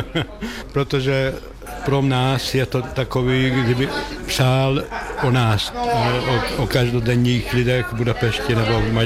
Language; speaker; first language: Czech; non-native, fluent; Hungarian